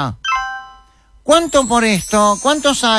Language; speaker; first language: Spanish; native; Spanish